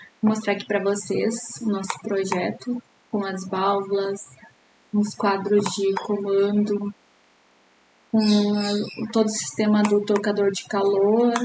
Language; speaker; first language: Portuguese; native; Portuguese